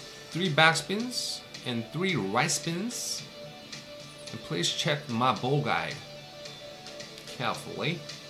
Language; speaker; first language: English; non-native, fluent; Korean